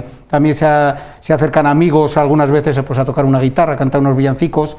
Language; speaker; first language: Spanish; native; Spanish